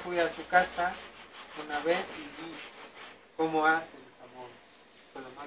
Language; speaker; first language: Spanish; non-native, fluent; Persian